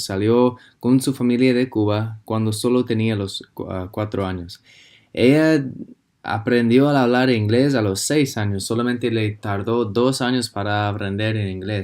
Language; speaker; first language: Spanish; non-native, fluent; English